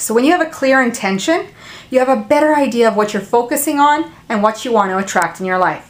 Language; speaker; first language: English; native; English